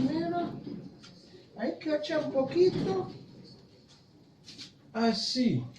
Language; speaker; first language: Spanish; non-native, learner; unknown